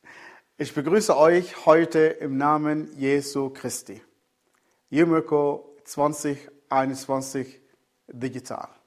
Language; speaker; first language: German; non-native, fluent; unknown